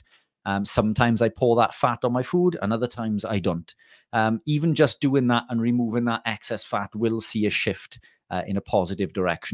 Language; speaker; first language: English; native; English